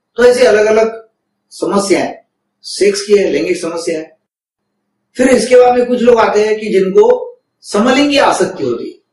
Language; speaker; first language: Hindi; non-native, local second language; Marathi